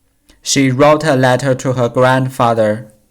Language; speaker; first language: English; non-native, learner; Chinese